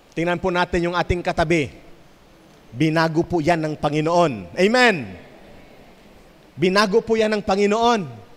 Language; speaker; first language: Filipino; non-native, local second language; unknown